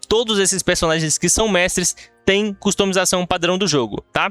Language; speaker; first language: Portuguese; native; Portuguese